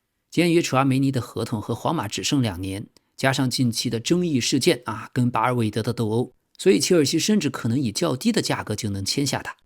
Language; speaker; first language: Chinese; native; Chinese